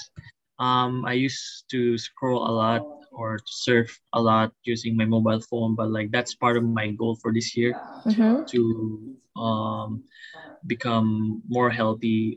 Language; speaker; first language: English; non-native, local second language; Filipino